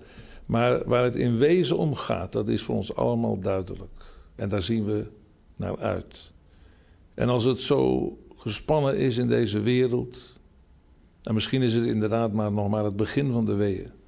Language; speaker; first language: Dutch; native; Dutch